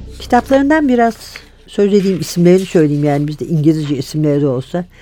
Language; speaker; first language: Turkish; native; Turkish